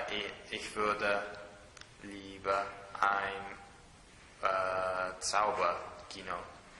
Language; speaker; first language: German; non-native, learner; English